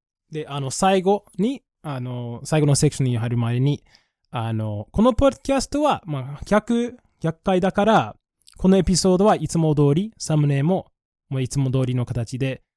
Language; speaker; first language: Japanese; non-native, fluent; English